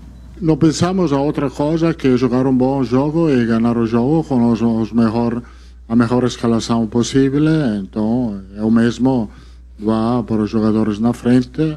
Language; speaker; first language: Portuguese; non-native, fluent; Italian